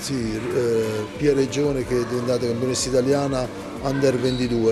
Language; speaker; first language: Italian; native; Italian